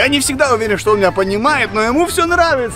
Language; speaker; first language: Russian; native; Russian